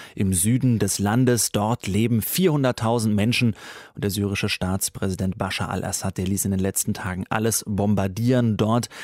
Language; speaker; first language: German; native; German